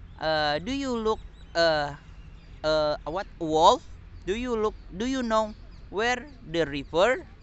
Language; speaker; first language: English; non-native, learner; Indonesian